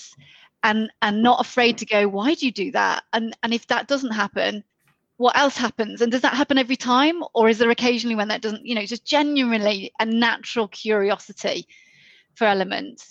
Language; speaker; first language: English; native; English